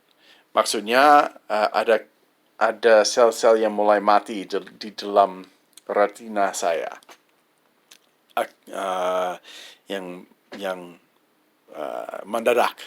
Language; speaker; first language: Indonesian; non-native, fluent; English